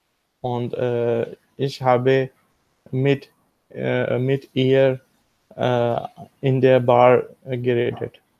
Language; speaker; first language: German; non-native, learner; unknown